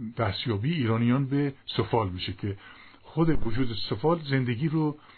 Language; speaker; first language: Persian; native; Persian